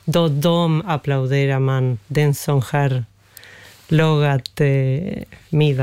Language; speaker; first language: Swedish; non-native, fluent; Spanish